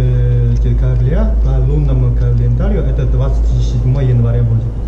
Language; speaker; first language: Russian; non-native, learner; Chinese